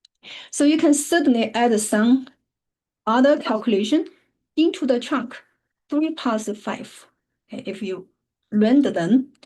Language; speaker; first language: English; non-native, fluent; Chinese